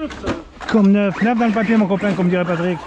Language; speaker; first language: French; native; French